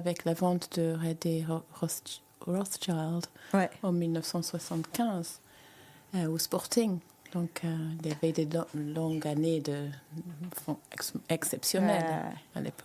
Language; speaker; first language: French; native; French